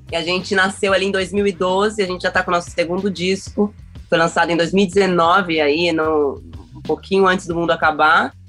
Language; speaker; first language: Portuguese; native; Portuguese